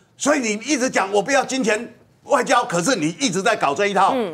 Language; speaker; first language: Chinese; native; Chinese